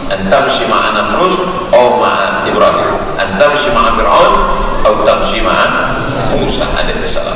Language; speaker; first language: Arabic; non-native, fluent; Indonesian